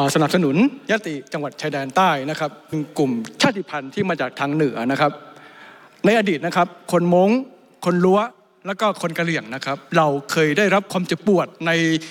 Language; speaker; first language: Thai; non-native, local second language; Hmong